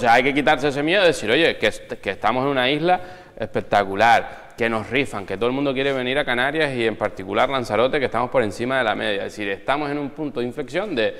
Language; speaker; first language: Spanish; native; Spanish